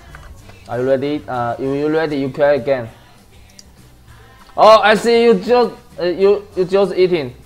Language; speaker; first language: English; non-native, learner; Chinese